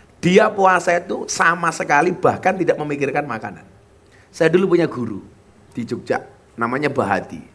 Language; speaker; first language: Indonesian; non-native, local second language; Javanese